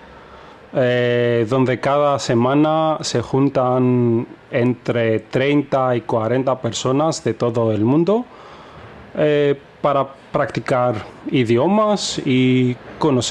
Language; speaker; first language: Spanish; non-native, fluent; Greek